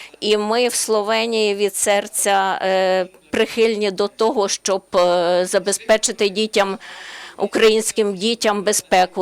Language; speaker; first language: Ukrainian; non-native, learner; Slovenian